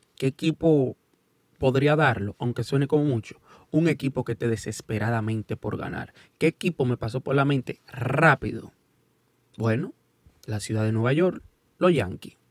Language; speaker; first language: Spanish; early bilingual, heritage; Spanish